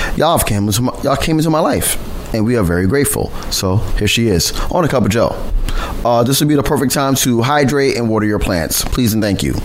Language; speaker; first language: English; native; English